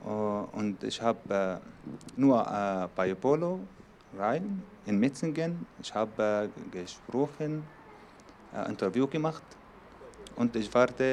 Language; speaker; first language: German; non-native, learner; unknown